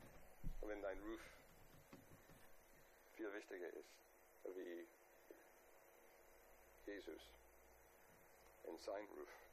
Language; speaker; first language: German; non-native, fluent; English